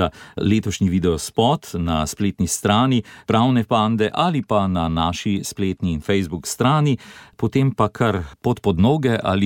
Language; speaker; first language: Slovenian; native; Slovenian